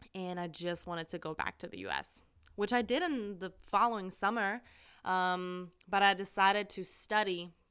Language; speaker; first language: English; non-native, fluent; German